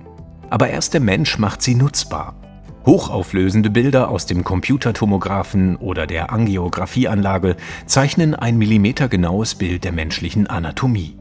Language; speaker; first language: German; native; German